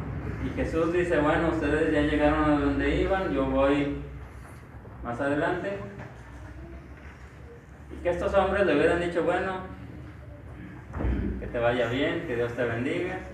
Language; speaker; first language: Spanish; native; Spanish